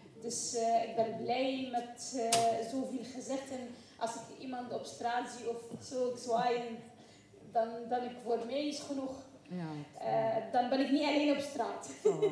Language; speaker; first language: Dutch; non-native, learner; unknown